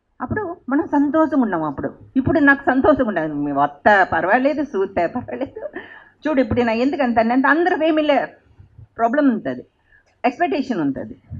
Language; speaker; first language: Telugu; early bilingual, heritage; Telugu